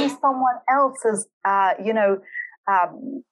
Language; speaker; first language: English; non-native, fluent; Kurdish